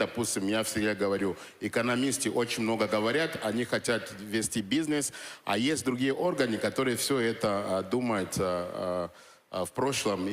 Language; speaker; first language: Russian; non-native, fluent; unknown